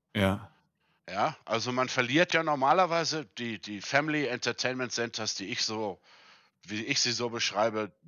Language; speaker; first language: German; early bilingual, heritage; German